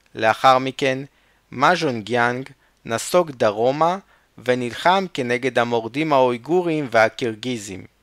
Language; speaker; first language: Hebrew; non-native, fluent; Russian